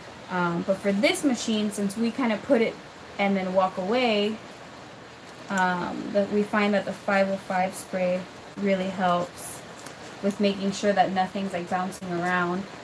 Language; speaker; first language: English; early bilingual, other home language; Spanish